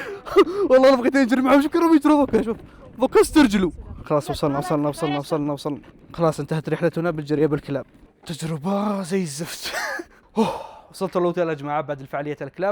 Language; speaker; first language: Arabic; native; Arabic